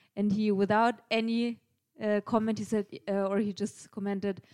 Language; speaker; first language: English; non-native, fluent; German